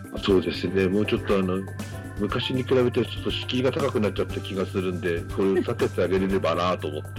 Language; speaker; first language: Japanese; native; Japanese